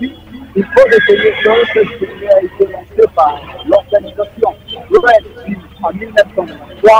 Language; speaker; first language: French; non-native, local second language; Lingala